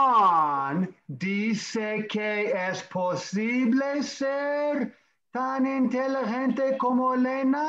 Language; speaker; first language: Spanish; non-native, fluent; English